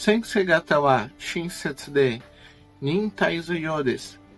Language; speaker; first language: Japanese; non-native, learner; Portuguese